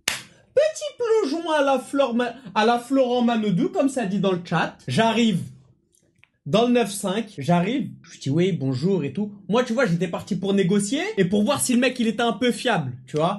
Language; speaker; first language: French; native; French